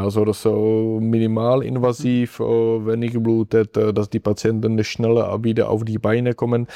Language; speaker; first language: German; non-native, fluent; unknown